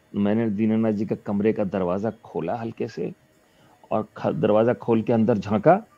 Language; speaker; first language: Hindi; native; Hindi